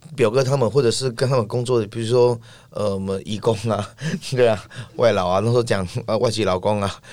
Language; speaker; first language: Chinese; non-native, local second language; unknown